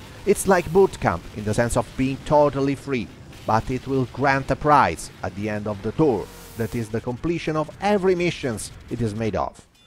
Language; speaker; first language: English; non-native, fluent; Italian